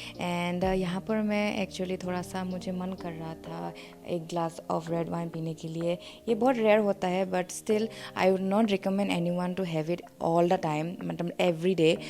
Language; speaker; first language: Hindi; non-native, local second language; Bodo